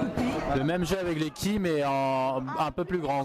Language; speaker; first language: French; native; French